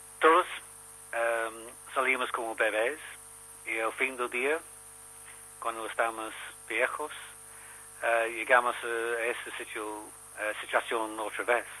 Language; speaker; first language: Spanish; non-native, learner; English